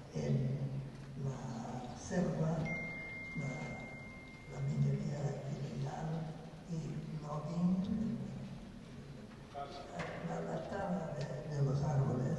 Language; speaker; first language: Spanish; non-native, fluent; English